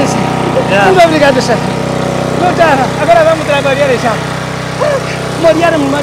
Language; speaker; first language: Portuguese; non-native, local second language; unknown